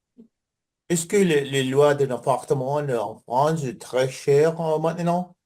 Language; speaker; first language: French; non-native, learner; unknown